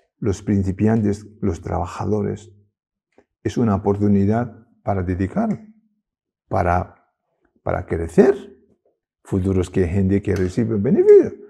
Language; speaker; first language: Spanish; non-native, learner; Tibetan